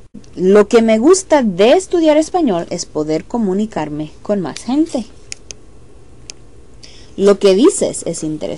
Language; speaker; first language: Spanish; non-native, fluent; English